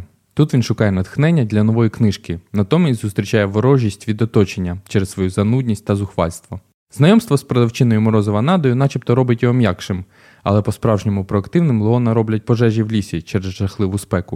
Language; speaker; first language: Ukrainian; native; Ukrainian